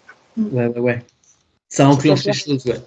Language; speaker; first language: French; native; French